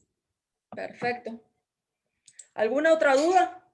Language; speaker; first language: Spanish; native; Spanish